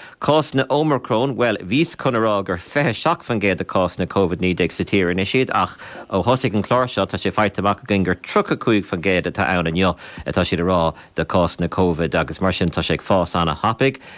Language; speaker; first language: Irish; native; Irish